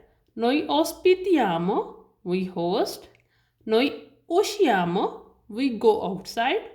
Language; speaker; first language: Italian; non-native, learner; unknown